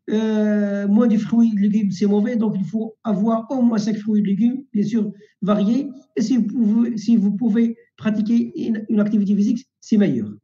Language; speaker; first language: French; non-native, local second language; Arabic